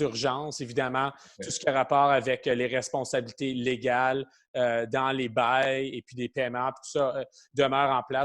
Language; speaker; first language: French; native; French